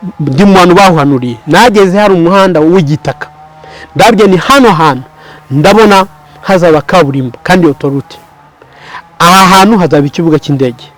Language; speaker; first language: Kinyarwanda; early bilingual, heritage; Kinyarwanda